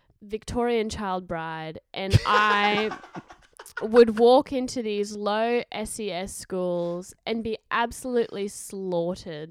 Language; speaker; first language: English; native; English